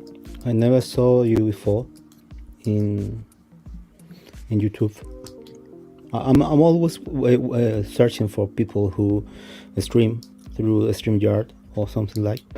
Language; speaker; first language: English; non-native, fluent; Spanish